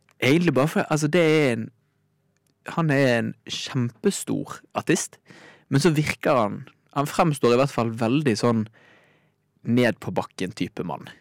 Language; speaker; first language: Norwegian; native; Norwegian